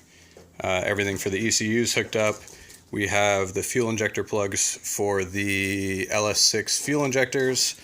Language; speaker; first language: English; native; English